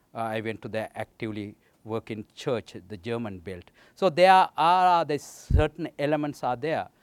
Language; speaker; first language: English; non-native, local second language; Sinhala